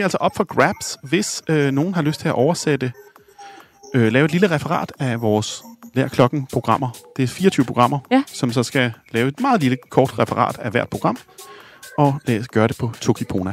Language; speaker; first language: Danish; native; Danish